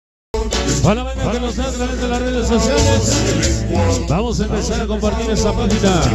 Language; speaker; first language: Spanish; native; Spanish